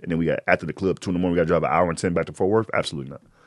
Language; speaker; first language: English; native; English